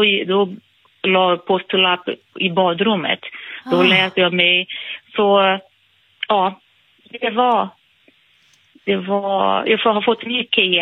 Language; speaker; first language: Swedish; non-native, fluent; Portuguese